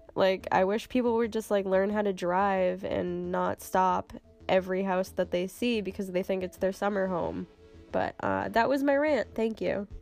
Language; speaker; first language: English; native; English